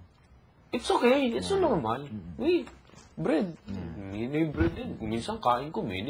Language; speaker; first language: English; non-native, local second language; Filipino